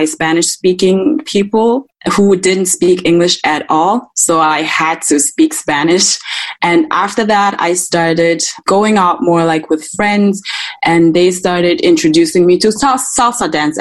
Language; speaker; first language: English; non-native, fluent; German